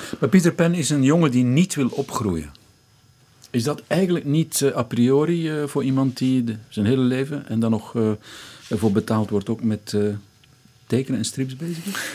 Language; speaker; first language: Dutch; native; Dutch